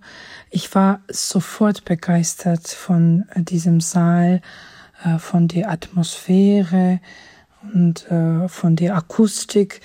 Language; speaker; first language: German; non-native, fluent; Georgian